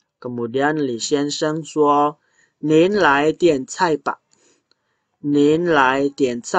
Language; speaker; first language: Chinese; non-native, fluent; Indonesian